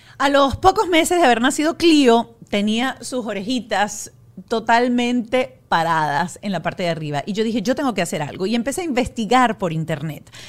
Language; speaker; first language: Spanish; native; Spanish